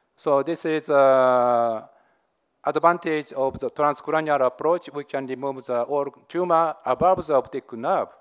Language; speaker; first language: English; non-native, learner; Japanese